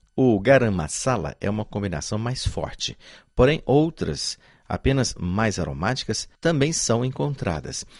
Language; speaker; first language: Portuguese; native; Portuguese